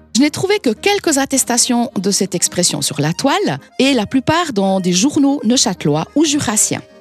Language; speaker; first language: French; native; French